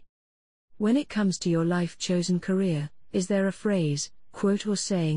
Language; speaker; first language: English; native; English